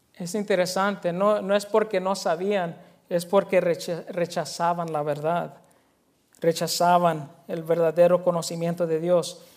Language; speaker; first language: Spanish; early bilingual, heritage; Spanish